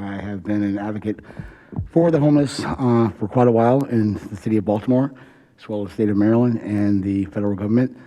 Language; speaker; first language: English; native; English